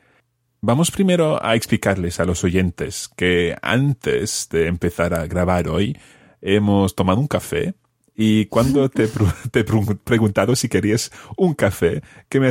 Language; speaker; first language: Spanish; non-native, fluent; English